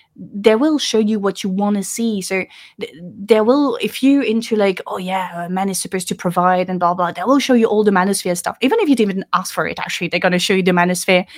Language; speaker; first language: English; non-native, fluent; French